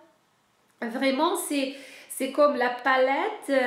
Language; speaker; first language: French; non-native, fluent; Ukrainian